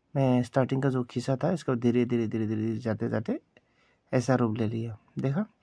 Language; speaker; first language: Hindi; non-native, local second language; Bodo